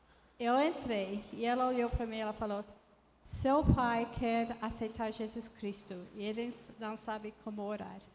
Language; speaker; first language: Portuguese; non-native, fluent; English